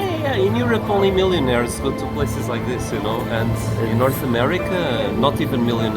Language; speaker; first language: English; non-native, fluent; Portuguese